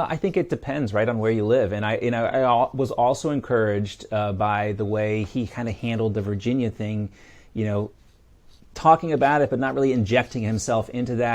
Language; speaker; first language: English; native; English